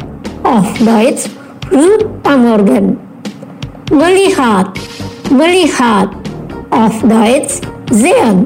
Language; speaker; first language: German; non-native, learner; Indonesian